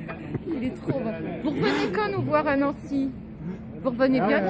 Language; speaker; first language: French; native; French